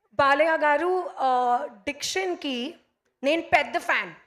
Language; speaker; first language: Telugu; non-native, local second language; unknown